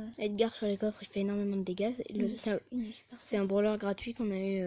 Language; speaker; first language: French; native; French